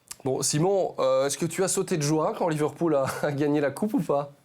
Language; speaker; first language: French; native; French